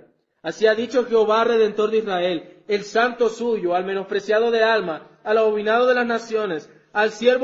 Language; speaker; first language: Spanish; native; Spanish